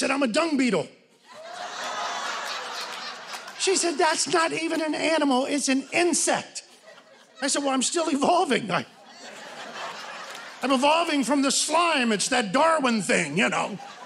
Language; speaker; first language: English; native; English